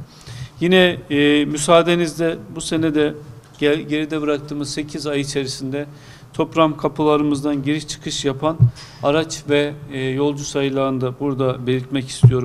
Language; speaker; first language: Turkish; native; Turkish